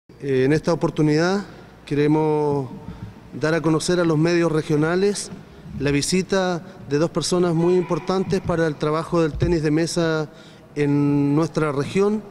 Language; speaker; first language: Spanish; native; Spanish